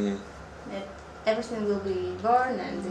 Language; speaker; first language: English; non-native, learner; Russian